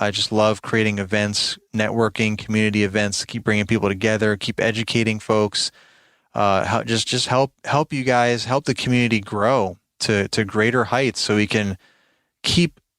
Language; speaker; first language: English; native; English